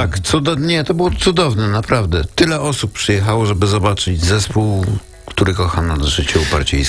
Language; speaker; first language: Polish; native; Polish